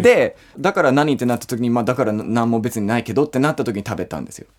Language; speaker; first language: Japanese; non-native, fluent; English